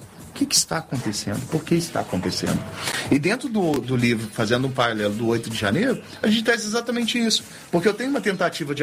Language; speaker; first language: Portuguese; native; Portuguese